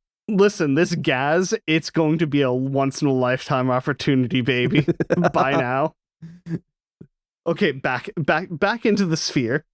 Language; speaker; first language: English; native; English